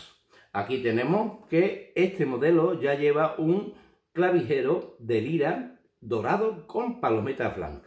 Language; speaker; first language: Spanish; native; Spanish